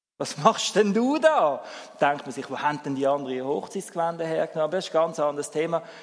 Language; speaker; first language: German; native; German